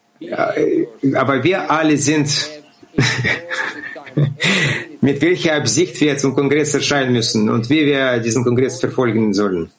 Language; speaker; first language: German; non-native, fluent; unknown